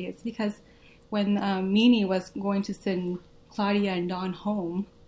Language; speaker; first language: English; early bilingual, other home language; Vietnamese